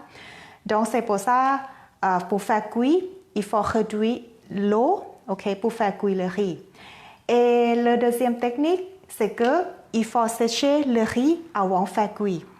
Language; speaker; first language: French; non-native, fluent; Thai